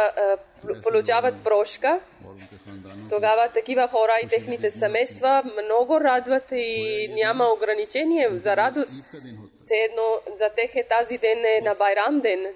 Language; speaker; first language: Bulgarian; non-native, local second language; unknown